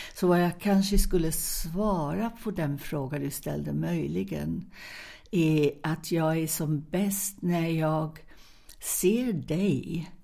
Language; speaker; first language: Swedish; non-native, fluent; English